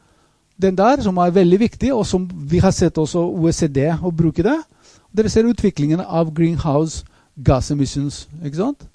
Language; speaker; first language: Norwegian; non-native, fluent; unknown